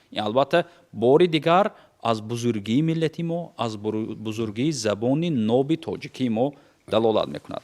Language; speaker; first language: Tajik; native; Tajik